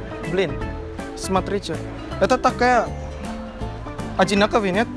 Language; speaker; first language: Russian; non-native, learner; Indonesian